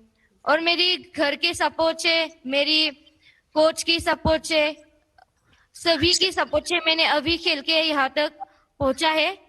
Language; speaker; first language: Hindi; non-native, local second language; Assamese